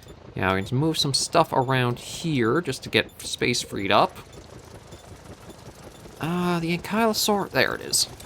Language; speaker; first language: English; native; English